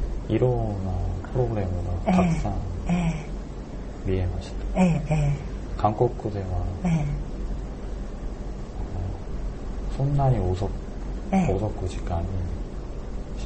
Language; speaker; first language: Japanese; non-native, learner; Korean